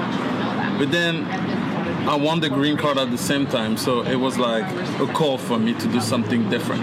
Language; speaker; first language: English; non-native, fluent; French